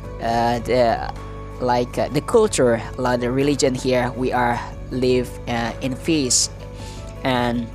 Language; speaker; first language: English; non-native, learner; Indonesian